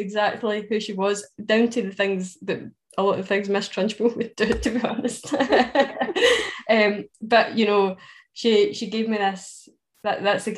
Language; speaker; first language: English; native; English